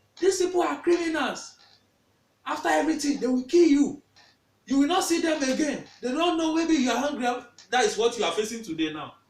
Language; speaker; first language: Nigerian Pidgin; non-native, local second language; Yoruba